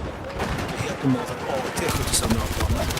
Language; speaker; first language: Swedish; native; Swedish